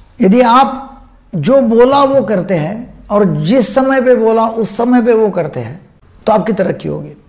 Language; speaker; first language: Hindi; non-native, local second language; Marathi